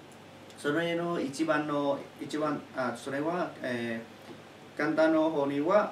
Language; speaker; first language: Japanese; non-native, learner; Chinese